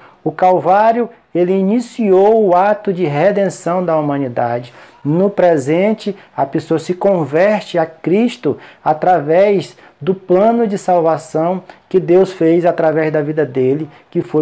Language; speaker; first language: Portuguese; native; Portuguese